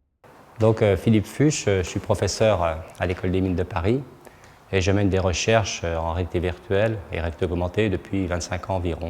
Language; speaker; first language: French; native; French